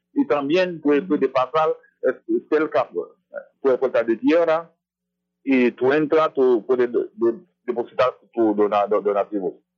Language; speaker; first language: Spanish; non-native, fluent; Haitian Creole